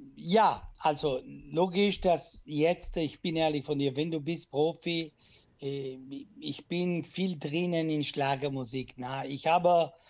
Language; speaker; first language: German; non-native, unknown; Italian